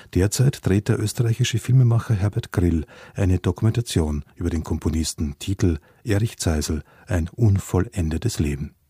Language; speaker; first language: German; native; German